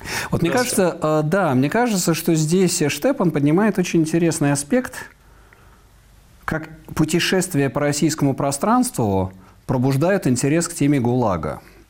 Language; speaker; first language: Russian; native; Russian